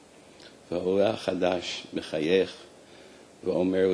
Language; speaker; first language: Hebrew; non-native, fluent; English